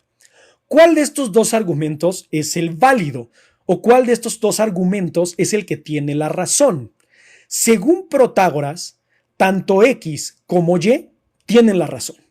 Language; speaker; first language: Spanish; native; Spanish